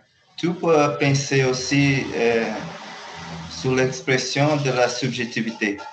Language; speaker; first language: French; non-native, learner; Portuguese